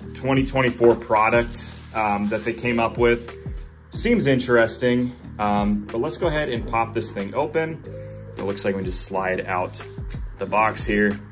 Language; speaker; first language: English; native; English